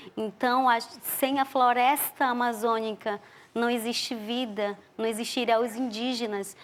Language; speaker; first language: Portuguese; non-native, local second language; Ticuna